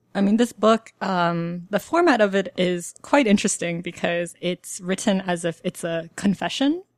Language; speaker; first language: English; native; English